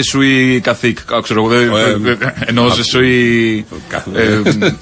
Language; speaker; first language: Greek; native; Greek